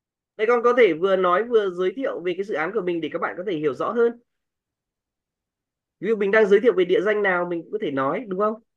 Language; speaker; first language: Vietnamese; native; Vietnamese